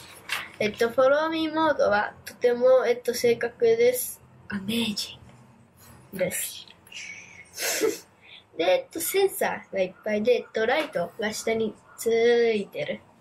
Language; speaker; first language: Japanese; early bilingual, heritage; Japanese